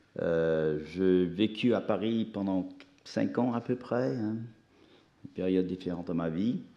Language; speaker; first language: French; non-native, fluent; English